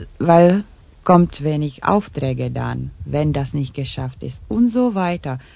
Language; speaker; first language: German; non-native, learner; Czech